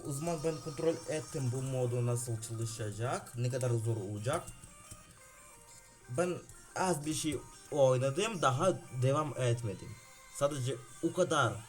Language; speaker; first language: Turkish; non-native, learner; Ukrainian